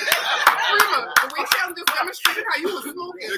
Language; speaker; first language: English; native; English